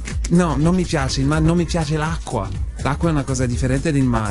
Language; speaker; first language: Italian; non-native, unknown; English